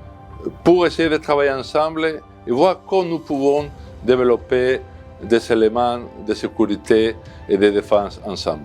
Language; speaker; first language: French; non-native, fluent; Spanish